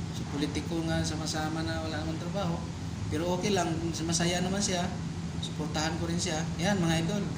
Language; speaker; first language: Filipino; non-native, local second language; Cebuano